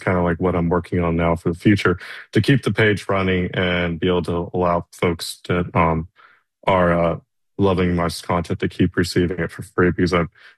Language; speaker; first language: English; native; English